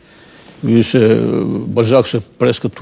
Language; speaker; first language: French; non-native, fluent; Albanian